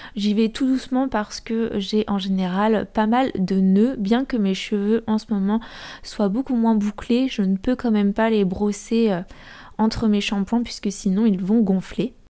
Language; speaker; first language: French; native; French